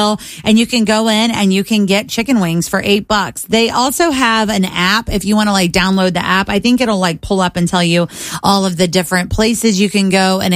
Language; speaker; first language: English; native; English